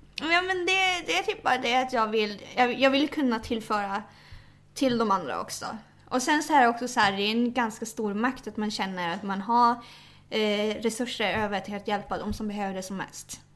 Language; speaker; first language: Swedish; early bilingual, other home language; Thai